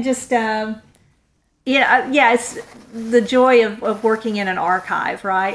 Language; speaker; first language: English; native; English